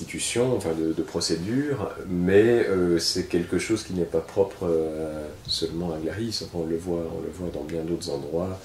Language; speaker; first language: French; native; French